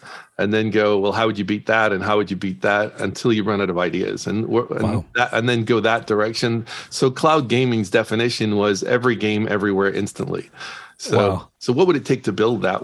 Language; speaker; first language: English; native; English